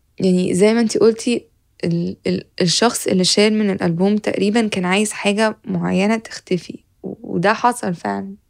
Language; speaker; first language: Arabic; native; Arabic